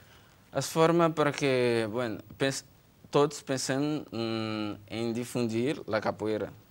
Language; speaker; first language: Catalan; non-native, learner; Portuguese